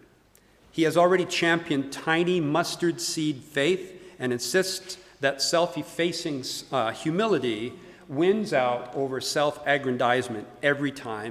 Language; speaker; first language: English; native; English